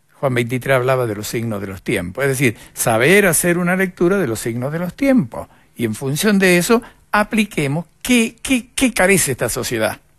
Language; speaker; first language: Spanish; native; Spanish